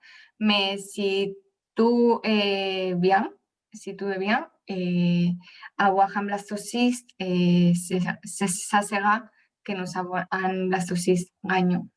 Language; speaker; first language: French; non-native, fluent; Spanish